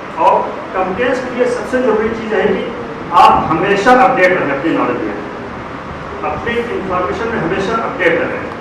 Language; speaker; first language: Hindi; native; Hindi